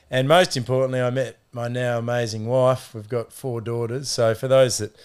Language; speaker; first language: English; native; English